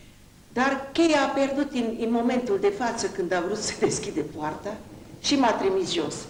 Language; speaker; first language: Romanian; non-native, local second language; Hungarian